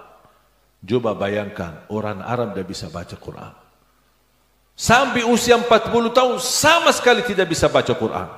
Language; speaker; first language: Indonesian; non-native, fluent; Arabic